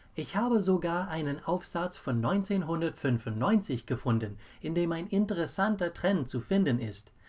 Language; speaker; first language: German; non-native, fluent; English